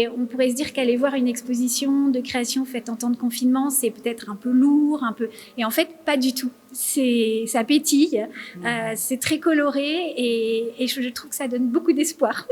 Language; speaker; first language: French; native; French